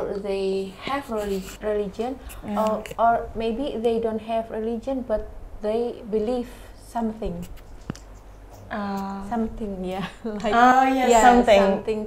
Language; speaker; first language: English; non-native, learner; Indonesian